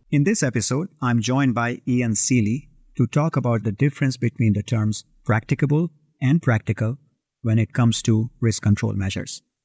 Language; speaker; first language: English; non-native, local second language; Hindi